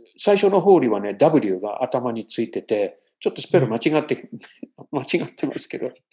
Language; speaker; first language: Japanese; non-native, fluent; English